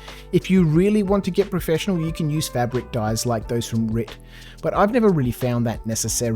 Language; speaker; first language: English; native; English